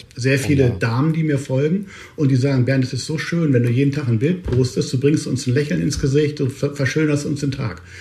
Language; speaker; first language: German; native; German